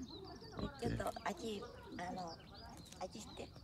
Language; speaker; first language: Japanese; non-native, learner; Vietnamese